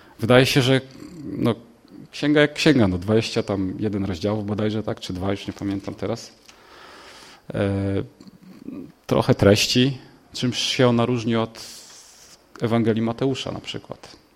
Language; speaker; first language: Polish; native; Polish